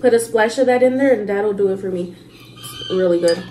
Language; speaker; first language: English; early bilingual, other home language; Spanish